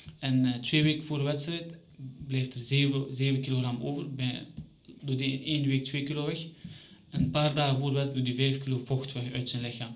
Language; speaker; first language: Dutch; non-native, fluent; Chechen